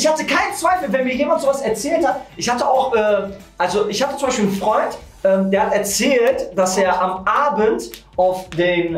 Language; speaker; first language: German; native; German